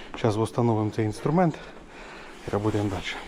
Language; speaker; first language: Russian; non-native, local second language; Ukrainian